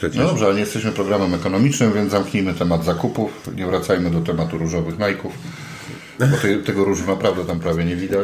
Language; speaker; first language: Polish; native; Polish